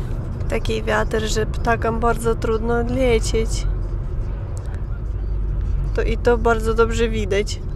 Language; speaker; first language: Polish; non-native, learner; Ukrainian